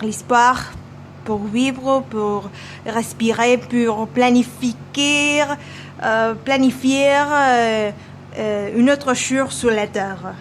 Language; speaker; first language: French; non-native, learner; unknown